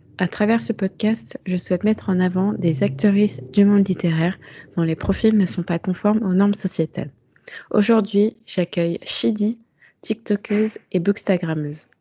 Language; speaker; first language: French; native; French